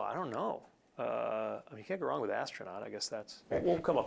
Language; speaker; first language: English; native; English